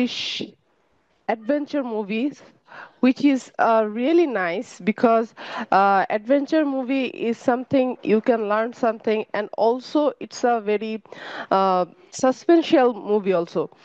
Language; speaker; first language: English; non-native, learner; Bangla